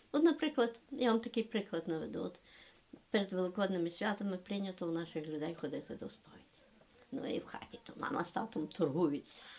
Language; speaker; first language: Ukrainian; native; Ukrainian